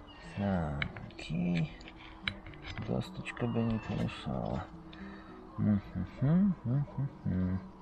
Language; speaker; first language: Russian; native; Russian